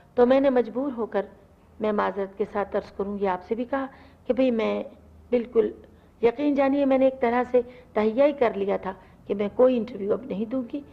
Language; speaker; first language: Urdu; non-native, local second language; Punjabi